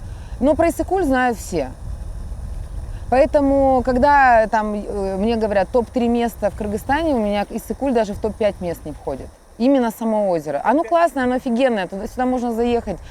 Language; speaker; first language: Russian; native; Russian